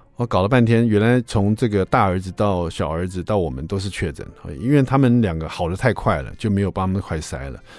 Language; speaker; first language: Chinese; native; Chinese